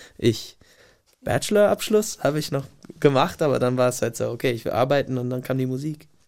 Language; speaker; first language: German; non-native, fluent; English